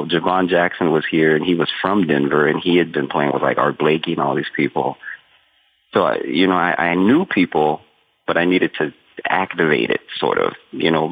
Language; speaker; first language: English; native; English